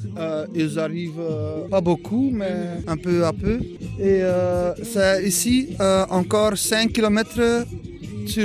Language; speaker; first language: French; non-native, learner; Dutch